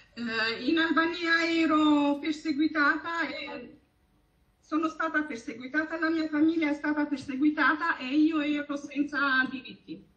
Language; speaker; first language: Italian; non-native, fluent; Albanian